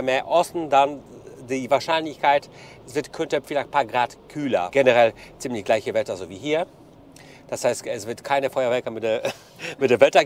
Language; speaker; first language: German; non-native, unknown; Polish